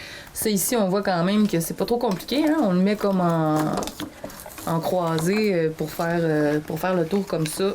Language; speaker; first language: French; native; French